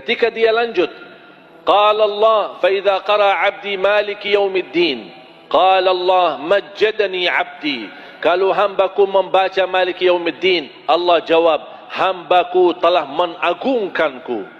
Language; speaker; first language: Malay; non-native, fluent; Arabic